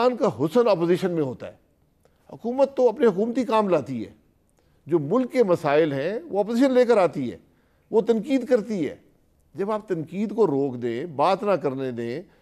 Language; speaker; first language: Urdu; non-native, local second language; Punjabi